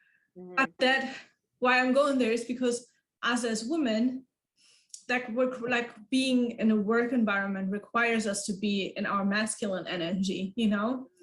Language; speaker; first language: English; non-native, fluent; German